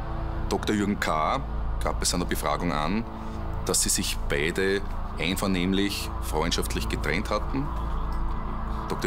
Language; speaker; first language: German; native; German